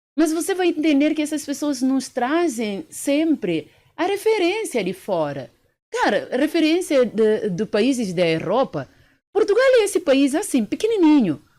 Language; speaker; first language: Portuguese; early bilingual, other home language; Upper Guinea Crioulo